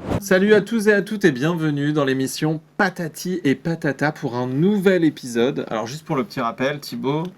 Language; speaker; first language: French; native; French